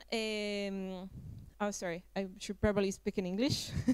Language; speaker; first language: English; non-native, fluent; Italian